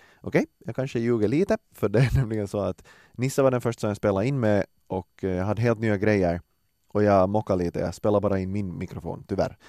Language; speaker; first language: Swedish; native; Swedish